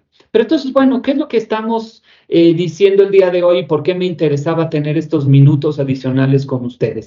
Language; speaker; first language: Spanish; native; Spanish